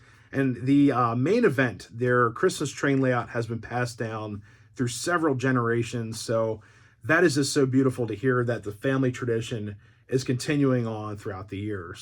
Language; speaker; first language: English; native; English